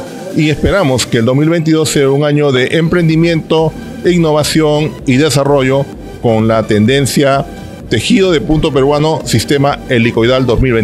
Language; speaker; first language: Spanish; native; Spanish